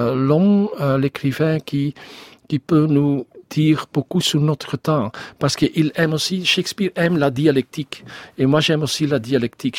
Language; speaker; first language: French; non-native, learner; Dutch